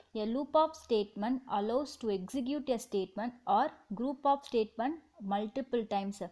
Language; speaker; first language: English; non-native, local second language; Tamil